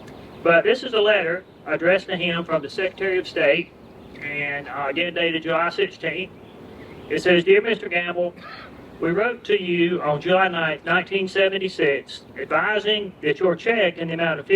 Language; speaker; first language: English; native; English